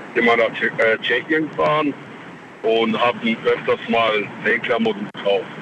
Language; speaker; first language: German; non-native, fluent; Chinese